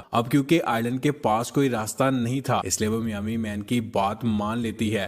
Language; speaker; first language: Hindi; native; Hindi